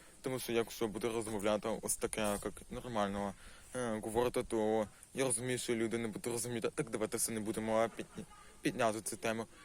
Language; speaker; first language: Ukrainian; non-native, local second language; Russian